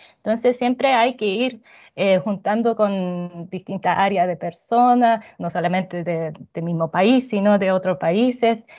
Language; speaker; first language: Spanish; non-native, fluent; Japanese